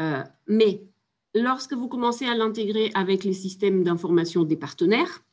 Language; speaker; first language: French; native; French